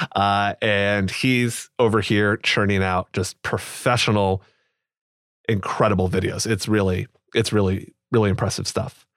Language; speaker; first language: English; native; English